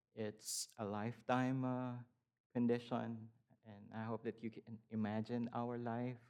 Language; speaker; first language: English; non-native, local second language; Filipino